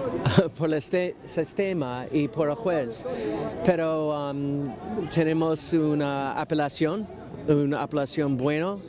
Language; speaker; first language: Spanish; non-native, learner; English